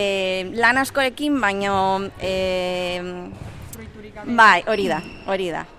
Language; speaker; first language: Basque; non-native, local second language; Spanish